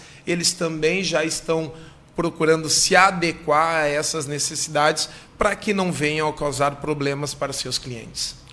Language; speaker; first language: Portuguese; native; Portuguese